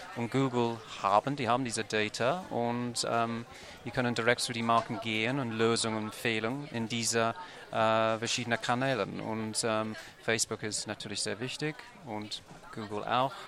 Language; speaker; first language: German; non-native, fluent; English